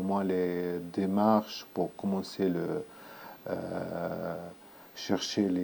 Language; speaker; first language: French; non-native, learner; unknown